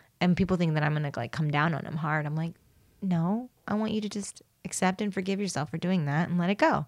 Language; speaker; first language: English; early bilingual, other home language; Spanish